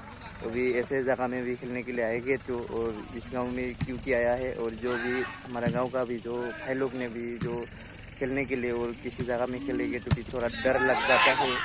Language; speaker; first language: Hindi; non-native, local second language; Bodo